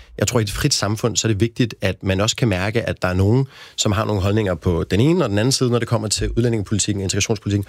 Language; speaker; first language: Danish; native; Danish